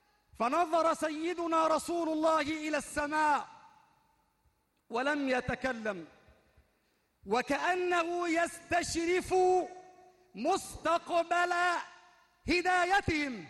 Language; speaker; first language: Arabic; native; Arabic